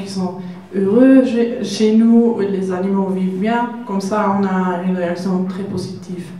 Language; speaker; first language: French; non-native, learner; German